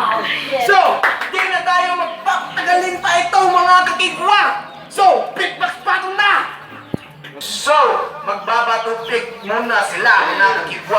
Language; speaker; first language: Filipino; non-native, local second language; Cebuano